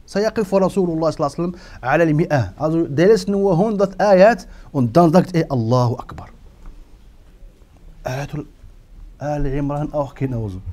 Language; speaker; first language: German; non-native, fluent; Arabic